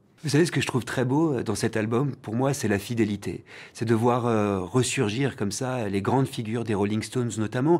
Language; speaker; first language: French; native; French